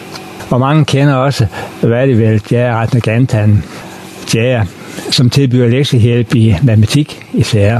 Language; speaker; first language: Danish; native; Danish